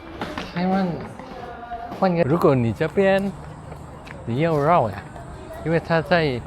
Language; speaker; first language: Chinese; non-native, learner; Indonesian